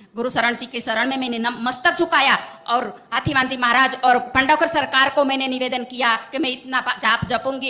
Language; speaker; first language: Hindi; non-native, local second language; Gujarati